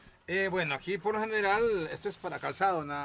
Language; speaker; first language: Spanish; native; Spanish